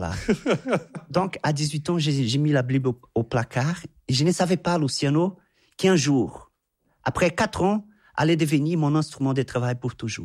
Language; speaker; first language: French; non-native, fluent; Portuguese